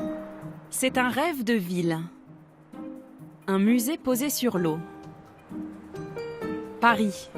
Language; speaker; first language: French; native; French